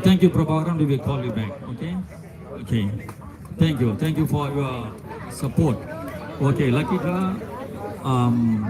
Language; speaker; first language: English; non-native, local second language; Tamil